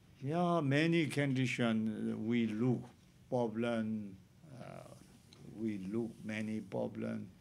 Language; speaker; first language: English; non-native, learner; Tibetan